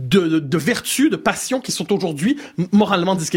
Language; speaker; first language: French; native; French